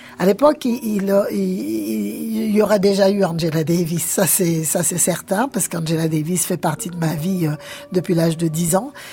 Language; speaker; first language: French; native; French